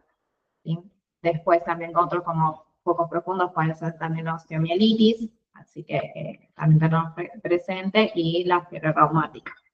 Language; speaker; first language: Spanish; native; Spanish